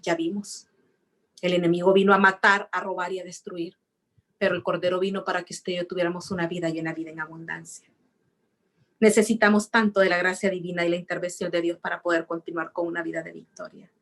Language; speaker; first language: Spanish; native; Spanish